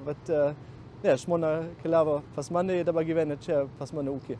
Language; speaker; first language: Lithuanian; non-native, learner; German